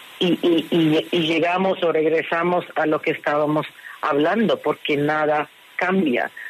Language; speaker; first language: Spanish; non-native, learner; Arabic